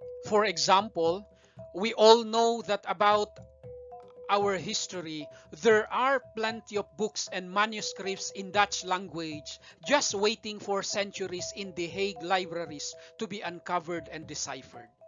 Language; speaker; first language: English; non-native, local second language; Maguindanaon